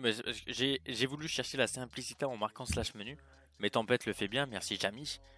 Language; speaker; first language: French; native; French